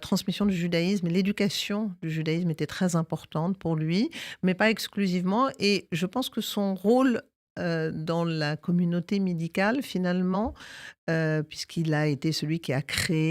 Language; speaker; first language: French; native; French